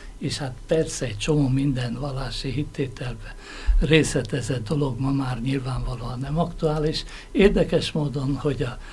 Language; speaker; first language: Hungarian; native; Hungarian